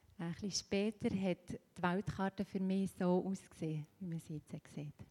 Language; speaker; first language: German; native; German